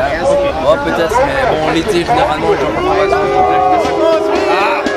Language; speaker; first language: French; native; French